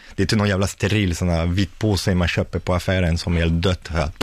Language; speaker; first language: Swedish; non-native, fluent; French